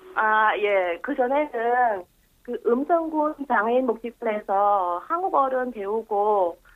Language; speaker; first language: Korean; non-native, fluent; Vietnamese